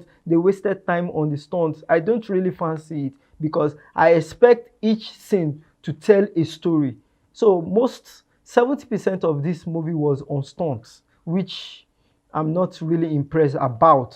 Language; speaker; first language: English; non-native, local second language; Yoruba